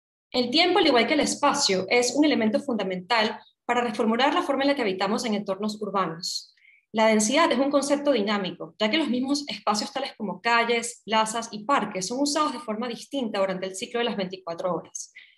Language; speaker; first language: Spanish; native; Spanish